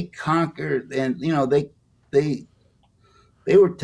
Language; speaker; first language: English; native; English